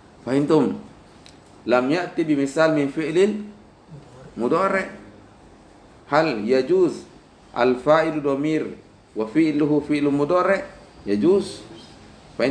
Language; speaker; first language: Arabic; non-native, fluent; Indonesian